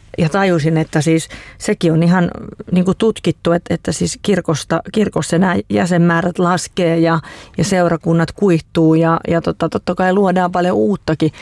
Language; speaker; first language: Finnish; native; Finnish